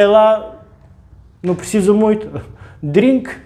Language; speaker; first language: Portuguese; non-native, learner; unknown